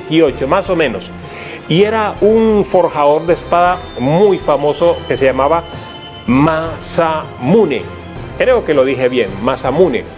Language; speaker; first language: Spanish; native; Spanish